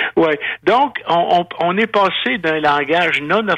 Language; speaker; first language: French; native; French